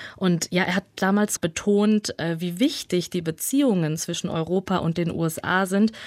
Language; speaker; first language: German; early bilingual, other home language; Russian